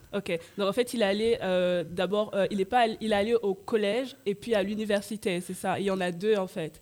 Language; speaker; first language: French; native; French